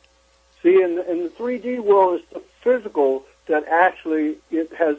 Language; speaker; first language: English; native; English